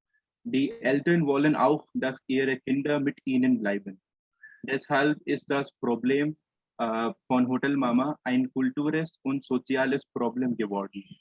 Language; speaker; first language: German; non-native, fluent; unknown